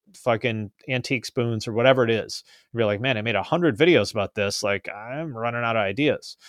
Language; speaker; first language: English; native; English